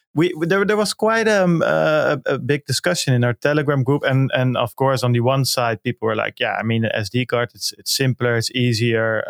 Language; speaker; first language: English; non-native, fluent; Dutch